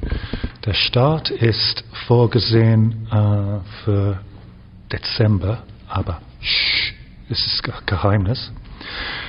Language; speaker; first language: German; non-native, fluent; English